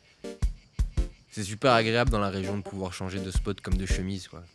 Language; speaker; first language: French; native; French